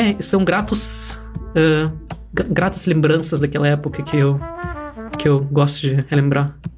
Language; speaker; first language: Portuguese; non-native, fluent; Russian